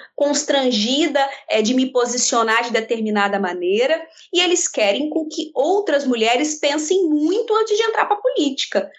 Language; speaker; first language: Portuguese; native; Portuguese